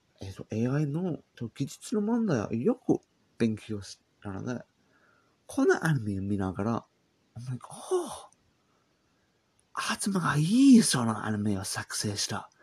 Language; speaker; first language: Japanese; non-native, learner; English